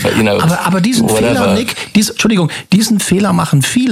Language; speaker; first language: German; native; German